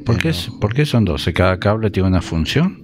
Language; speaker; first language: Spanish; native; Spanish